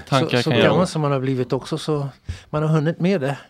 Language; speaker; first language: Swedish; early bilingual, other home language; English